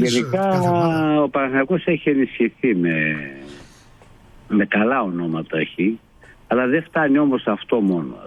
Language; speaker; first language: Greek; non-native, fluent; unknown